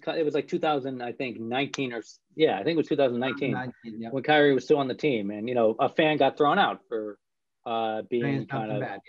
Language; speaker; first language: English; native; English